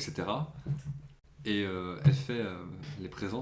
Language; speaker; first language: French; native; French